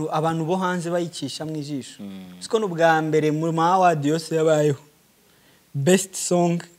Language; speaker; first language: Kinyarwanda; early bilingual, heritage; Kinyarwanda